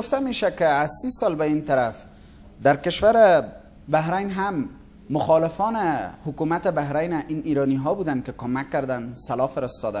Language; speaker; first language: Persian; native; Persian